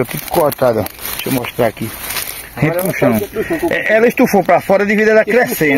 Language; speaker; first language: Portuguese; native; Portuguese